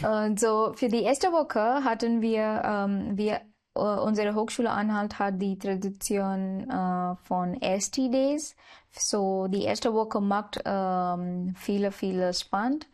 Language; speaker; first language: German; non-native, learner; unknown